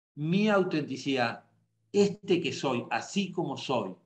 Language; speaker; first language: Spanish; native; Spanish